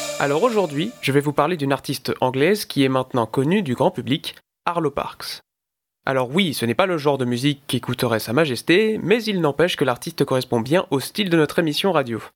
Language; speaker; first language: French; native; French